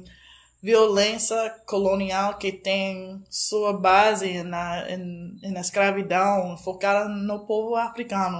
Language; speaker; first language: Portuguese; non-native, fluent; English